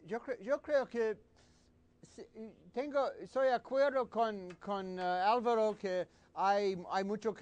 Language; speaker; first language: Spanish; non-native, fluent; English